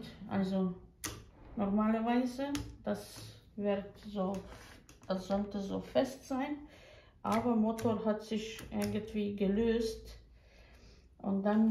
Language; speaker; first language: German; non-native, fluent; Croatian